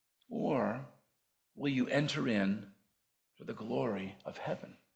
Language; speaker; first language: English; native; English